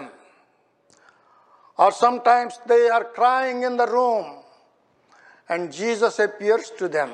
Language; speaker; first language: English; non-native, local second language; Telugu